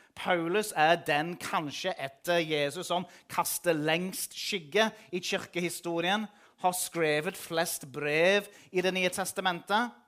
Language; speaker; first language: Norwegian; non-native, fluent; English